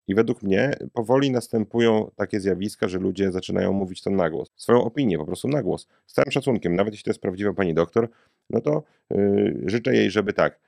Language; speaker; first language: Polish; native; Polish